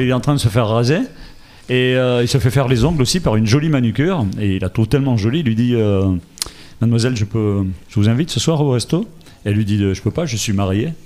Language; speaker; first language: French; native; French